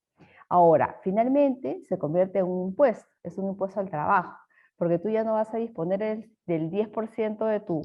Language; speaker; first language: Spanish; native; Spanish